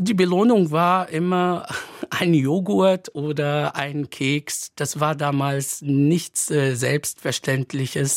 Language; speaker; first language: German; non-native, fluent; Arabic